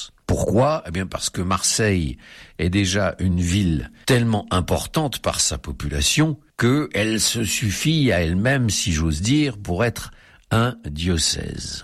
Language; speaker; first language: French; native; French